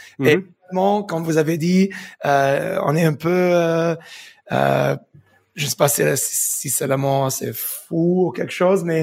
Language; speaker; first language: French; non-native, fluent; English